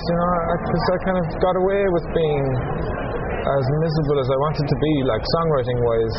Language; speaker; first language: English; native; English